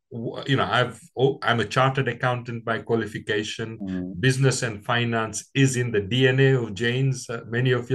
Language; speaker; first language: English; non-native, local second language; Gujarati